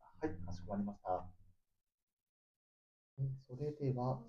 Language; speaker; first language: Japanese; native; Japanese